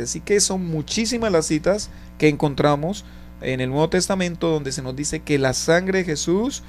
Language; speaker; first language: Spanish; native; Spanish